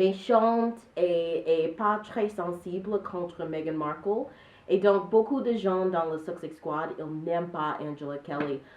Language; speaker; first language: French; non-native, learner; English